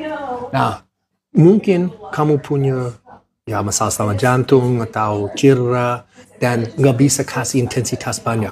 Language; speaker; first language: Indonesian; non-native, learner; English